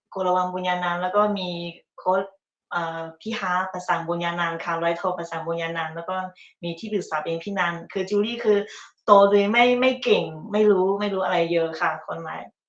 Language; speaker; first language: Thai; early bilingual, other home language; Chinese